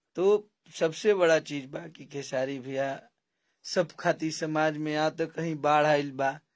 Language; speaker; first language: Hindi; native; Hindi